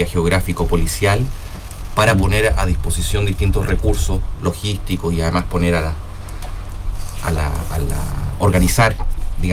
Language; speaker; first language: Spanish; native; Spanish